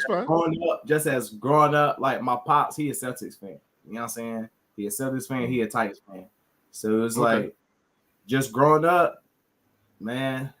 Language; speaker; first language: English; native; English